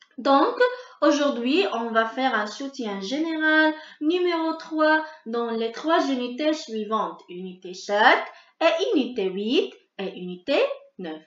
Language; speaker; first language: French; non-native, local second language; Arabic